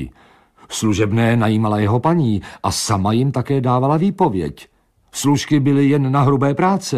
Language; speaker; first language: Czech; native; Czech